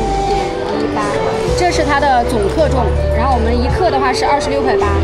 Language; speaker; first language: Chinese; native; Chinese